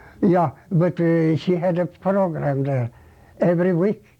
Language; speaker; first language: English; non-native, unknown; Swedish